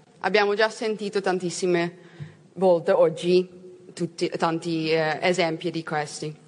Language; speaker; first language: Italian; non-native, learner; Dutch